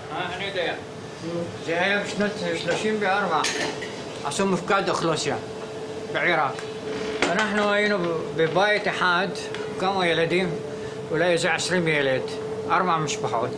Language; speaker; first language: Hebrew; non-native, fluent; Arabic